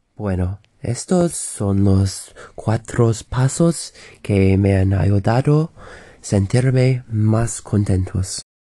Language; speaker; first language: Spanish; non-native, learner; English